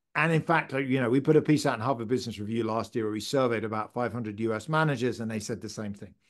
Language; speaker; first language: English; native; English